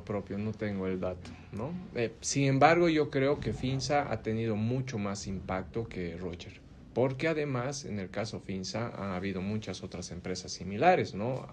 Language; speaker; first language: Spanish; native; Spanish